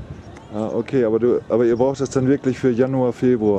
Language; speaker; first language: German; native; German